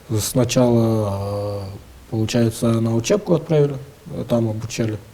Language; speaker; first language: Russian; native; Russian